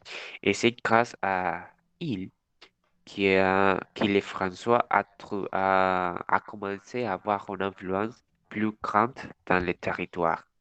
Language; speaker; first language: French; non-native, learner; Spanish